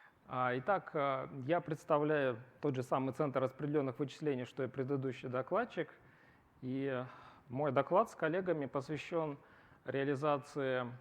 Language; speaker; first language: Russian; native; Russian